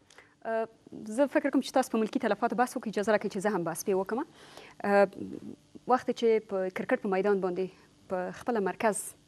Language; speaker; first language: Pashto; non-native, local second language; Persian